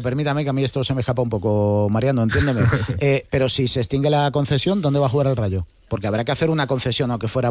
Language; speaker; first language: Spanish; native; Spanish